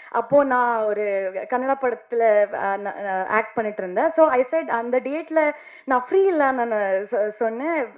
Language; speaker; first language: Tamil; non-native, learner; Kannada